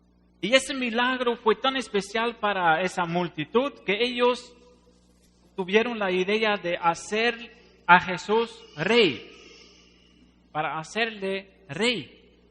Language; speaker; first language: Spanish; non-native, fluent; Dutch